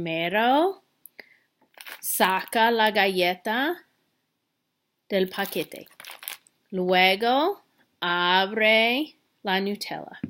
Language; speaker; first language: Spanish; non-native, fluent; English